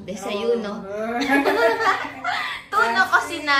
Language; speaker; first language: Spanish; non-native, learner; Filipino